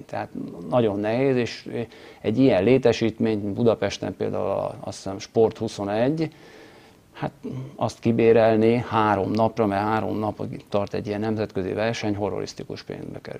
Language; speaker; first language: Hungarian; native; Hungarian